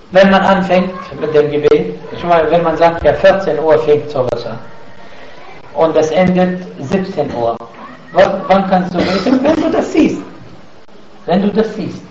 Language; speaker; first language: German; non-native, fluent; Arabic